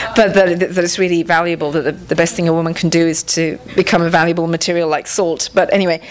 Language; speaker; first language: English; non-native, local second language; Tamil